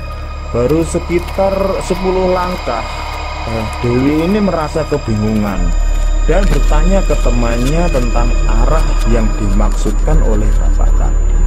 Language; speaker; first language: Indonesian; native; Indonesian